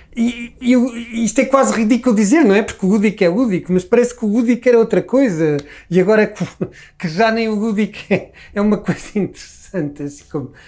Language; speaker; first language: Portuguese; native; Portuguese